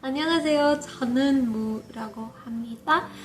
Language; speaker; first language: Korean; non-native, learner; English